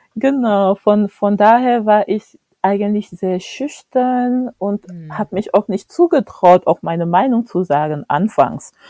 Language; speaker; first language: German; non-native, fluent; French